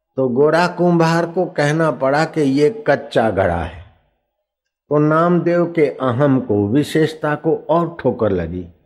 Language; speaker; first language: Hindi; non-native, local second language; Sindhi